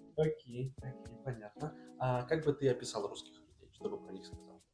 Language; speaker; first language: Russian; native; Russian